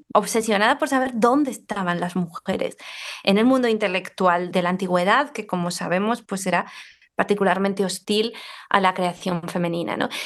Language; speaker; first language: Spanish; native; Spanish